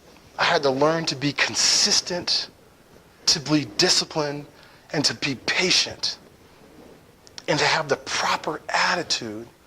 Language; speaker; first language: English; native; English